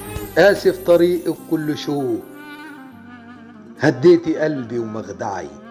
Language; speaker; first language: Arabic; native; Arabic